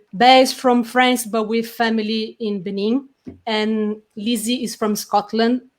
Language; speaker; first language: English; non-native, fluent; Portuguese